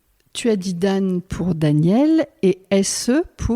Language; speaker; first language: French; native; French